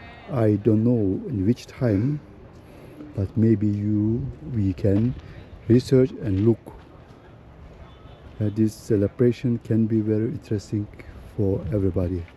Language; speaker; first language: English; non-native, learner; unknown